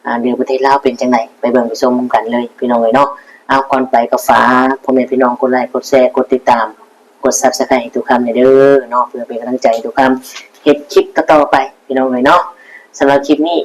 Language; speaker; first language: Thai; non-native, local second language; Northeastern Thai